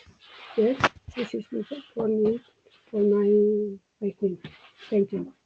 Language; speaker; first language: English; non-native, learner; Spanish